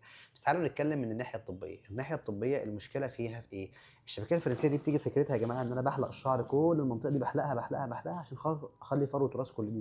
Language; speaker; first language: Arabic; native; Arabic